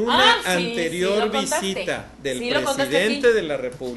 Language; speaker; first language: Spanish; native; Spanish